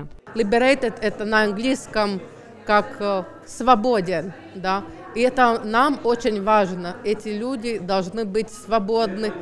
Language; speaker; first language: Russian; non-native, local second language; Latvian